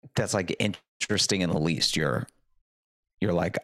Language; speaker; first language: English; native; English